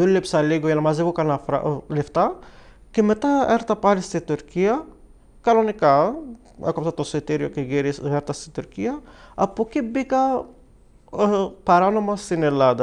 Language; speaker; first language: Greek; non-native, fluent; Arabic